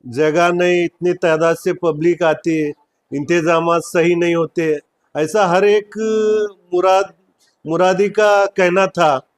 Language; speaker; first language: Hindi; non-native, local second language; Urdu